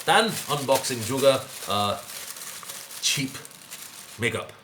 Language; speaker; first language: Indonesian; non-native, learner; English